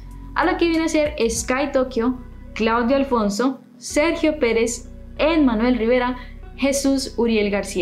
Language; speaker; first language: Spanish; native; Spanish